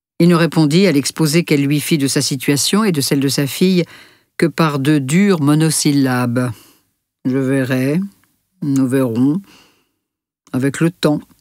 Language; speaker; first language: French; native; French